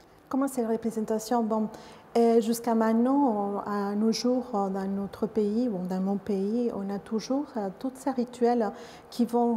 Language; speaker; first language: French; non-native, fluent; Spanish